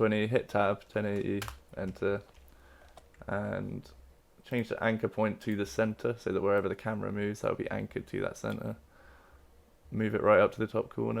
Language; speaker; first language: English; native; English